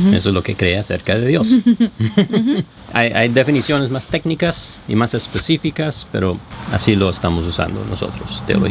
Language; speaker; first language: Spanish; non-native, fluent; English